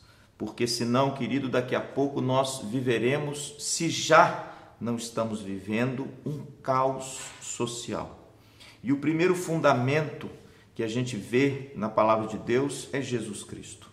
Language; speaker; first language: Portuguese; native; Portuguese